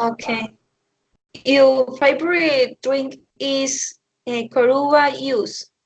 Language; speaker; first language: English; non-native, learner; Spanish